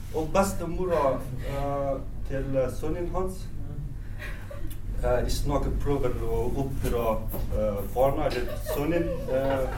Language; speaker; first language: Norwegian; non-native, fluent; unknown